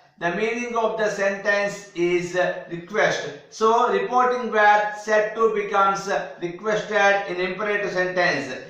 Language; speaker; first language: English; non-native, local second language; Telugu